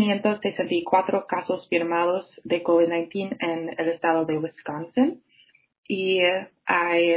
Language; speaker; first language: Spanish; non-native, fluent; English